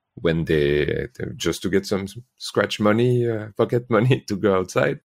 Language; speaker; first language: English; non-native, fluent; French